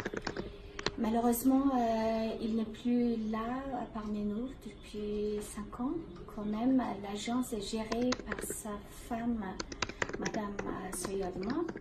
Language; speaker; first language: French; non-native, fluent; Mongolian